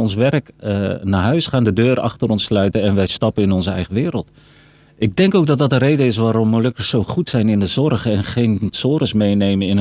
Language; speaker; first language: Dutch; early bilingual, other home language; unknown